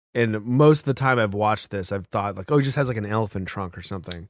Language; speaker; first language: English; native; English